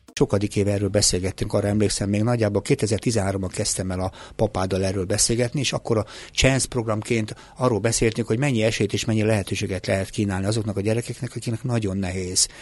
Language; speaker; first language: Hungarian; native; Hungarian